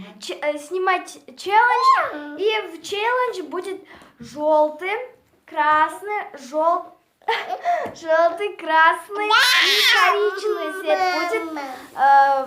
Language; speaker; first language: Russian; non-native, local second language; Kazakh